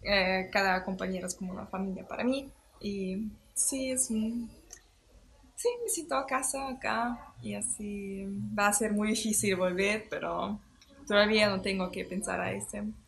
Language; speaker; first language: Spanish; non-native, fluent; German